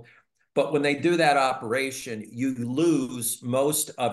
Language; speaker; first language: English; native; English